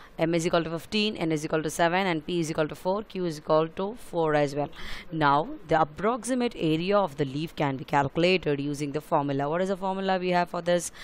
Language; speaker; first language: English; non-native, local second language; Tamil